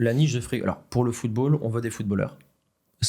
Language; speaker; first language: French; native; French